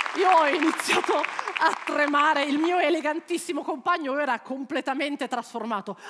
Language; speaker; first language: Italian; native; Italian